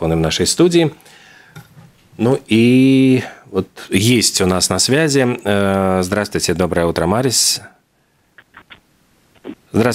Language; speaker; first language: Russian; native; Russian